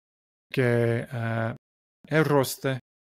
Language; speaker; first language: Greek; non-native, learner; English